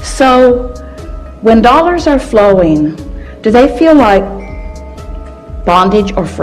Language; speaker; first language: English; native; English